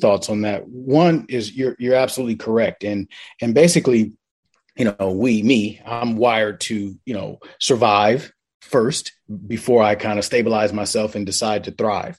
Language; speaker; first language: English; native; English